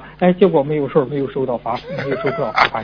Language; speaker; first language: Chinese; native; Chinese